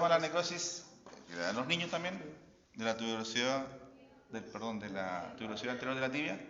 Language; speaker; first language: Spanish; native; Spanish